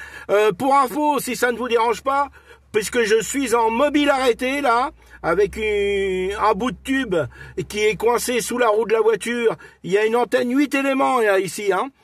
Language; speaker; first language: French; native; French